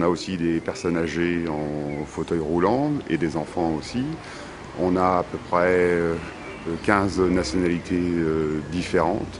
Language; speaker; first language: French; native; French